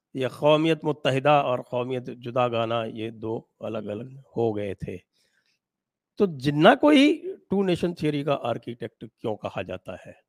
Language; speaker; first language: Hindi; native; Hindi